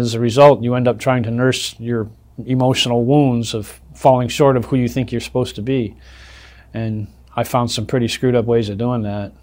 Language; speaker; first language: English; native; English